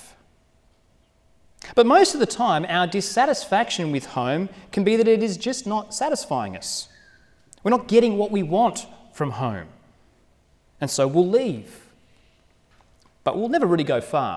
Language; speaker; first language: English; native; English